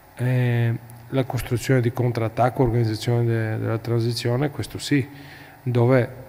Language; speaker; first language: Italian; non-native, fluent; Bulgarian